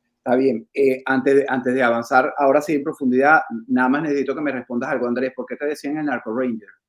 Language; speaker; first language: Spanish; native; Spanish